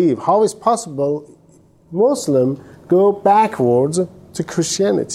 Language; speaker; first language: English; non-native, fluent; Persian